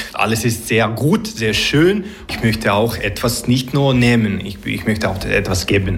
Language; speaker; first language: German; non-native, learner; Ukrainian